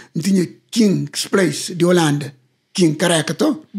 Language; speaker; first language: Portuguese; non-native, local second language; Kabuverdianu